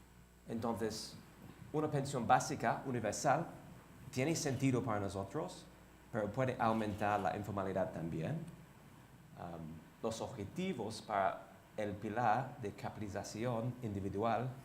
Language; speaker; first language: Spanish; non-native, fluent; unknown